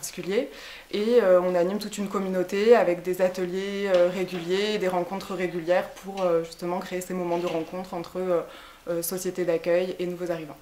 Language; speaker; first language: French; native; French